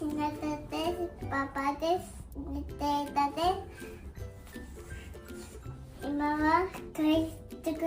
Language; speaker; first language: Japanese; non-native, learner; Georgian